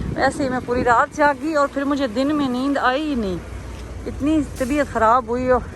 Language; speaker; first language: Urdu; native; Urdu